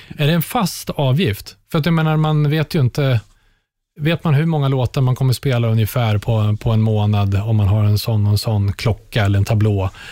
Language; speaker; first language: Swedish; native; Swedish